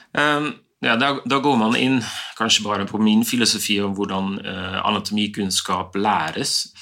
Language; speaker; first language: Norwegian; non-native, fluent; Dutch